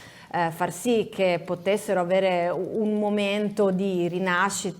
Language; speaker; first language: Italian; native; Italian